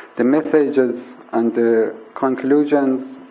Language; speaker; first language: English; non-native, fluent; Persian